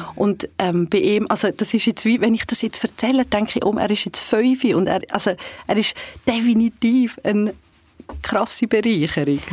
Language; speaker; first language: German; early bilingual, other home language; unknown